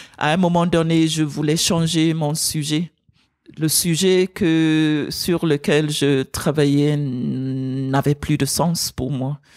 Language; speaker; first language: French; non-native, fluent; English